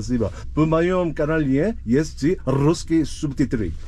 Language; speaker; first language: Russian; non-native, learner; Korean